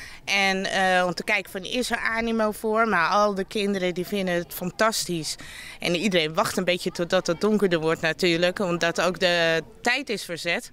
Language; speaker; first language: Dutch; native; Dutch